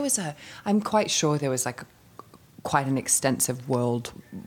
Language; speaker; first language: English; native; English